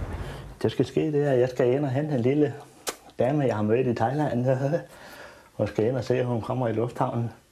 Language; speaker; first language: Danish; native; Danish